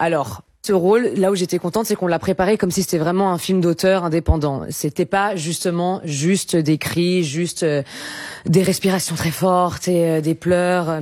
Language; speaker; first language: French; native; French